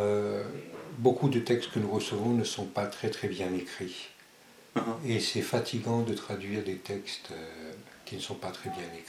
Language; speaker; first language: French; early bilingual, other home language; Spanish